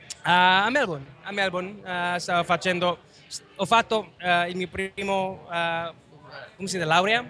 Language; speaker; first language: Italian; non-native, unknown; Sinhala